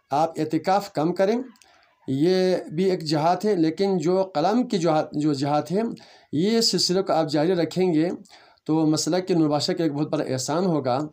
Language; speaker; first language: Urdu; non-native, local second language; Balti